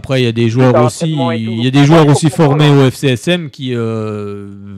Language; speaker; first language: French; native; French